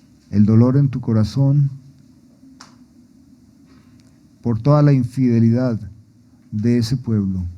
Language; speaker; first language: Spanish; native; Spanish